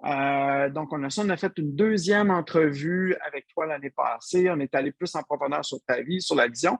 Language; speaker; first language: French; native; French